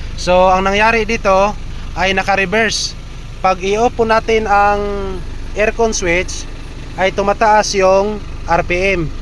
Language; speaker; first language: Filipino; non-native, local second language; Cebuano